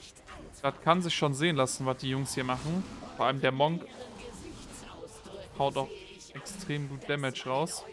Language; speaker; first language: German; native; German